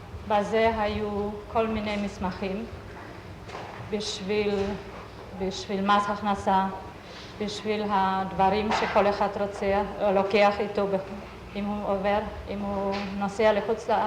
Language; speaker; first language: Hebrew; non-native, fluent; German